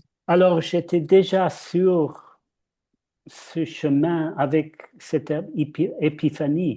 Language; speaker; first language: French; non-native, fluent; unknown